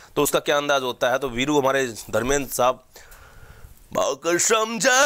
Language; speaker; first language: Hindi; native; Hindi